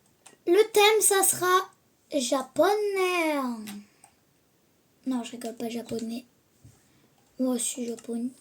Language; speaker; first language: French; native; French